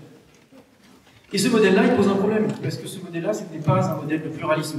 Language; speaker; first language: French; native; French